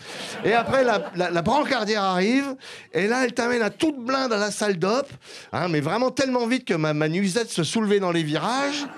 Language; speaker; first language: French; native; French